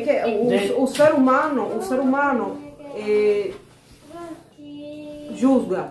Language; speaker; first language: Portuguese; non-native, fluent; Spanish